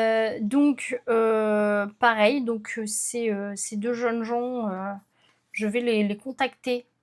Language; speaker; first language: French; native; French